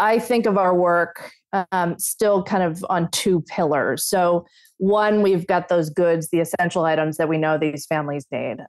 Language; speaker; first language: English; native; English